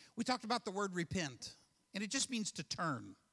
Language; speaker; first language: English; native; English